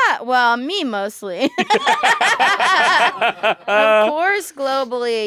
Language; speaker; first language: English; native; English